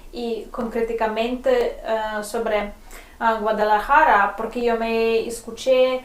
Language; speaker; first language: Spanish; non-native, fluent; Russian